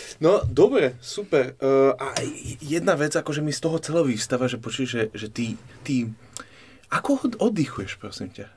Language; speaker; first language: Slovak; native; Slovak